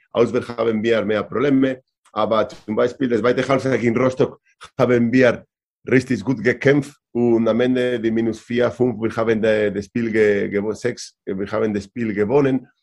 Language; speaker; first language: German; non-native, learner; Spanish